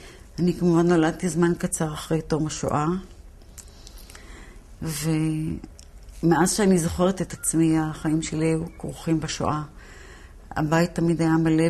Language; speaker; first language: Hebrew; early bilingual, other home language; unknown